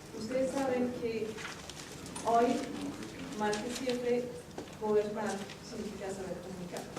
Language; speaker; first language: Spanish; non-native, fluent; French